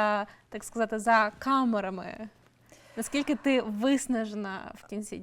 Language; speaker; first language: Ukrainian; native; Ukrainian